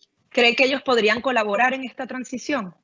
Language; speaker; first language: Spanish; native; Spanish